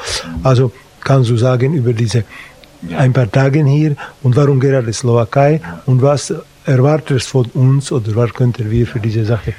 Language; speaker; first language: German; non-native, fluent; Slovak